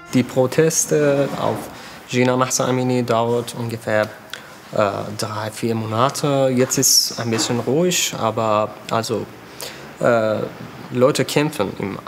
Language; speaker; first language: German; non-native, learner; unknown